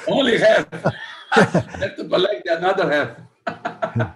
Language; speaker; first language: English; non-native, fluent; Portuguese